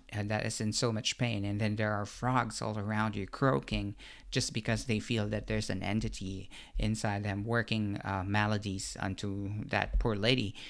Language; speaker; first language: English; non-native, local second language; Filipino